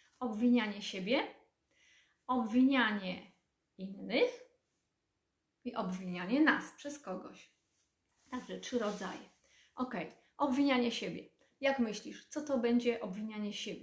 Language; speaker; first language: Polish; native; Polish